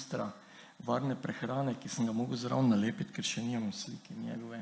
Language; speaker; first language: Slovenian; native; Slovenian